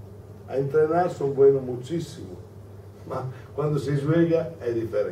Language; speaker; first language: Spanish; non-native, learner; Italian